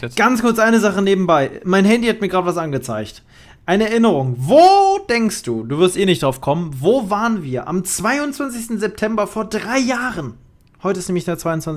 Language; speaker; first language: German; native; German